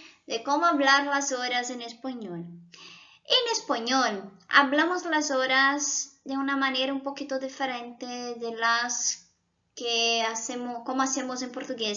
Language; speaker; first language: Spanish; non-native, fluent; Portuguese